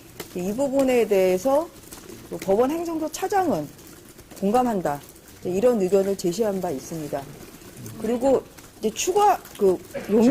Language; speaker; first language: Korean; native; Korean